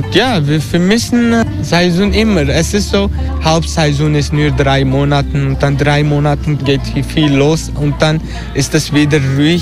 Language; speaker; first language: German; non-native, learner; Turkish